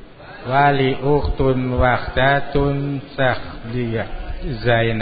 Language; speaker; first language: Arabic; non-native, learner; Indonesian